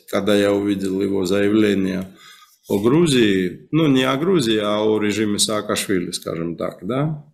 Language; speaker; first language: Russian; non-native, local second language; Georgian